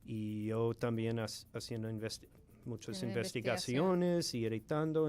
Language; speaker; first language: Spanish; non-native, fluent; English